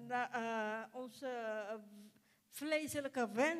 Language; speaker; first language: Dutch; non-native, local second language; Papiamento